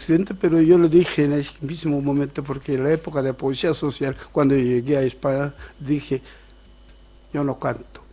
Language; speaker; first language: Spanish; non-native, fluent; Korean